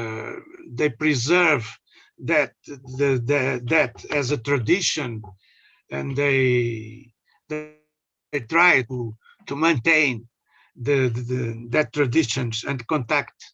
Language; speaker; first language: English; non-native, learner; Portuguese